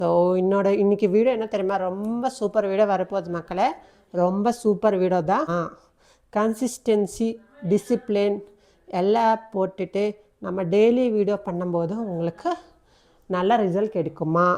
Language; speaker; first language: Tamil; non-native, local second language; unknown